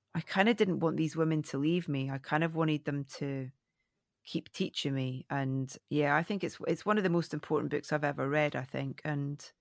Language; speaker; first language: English; native; English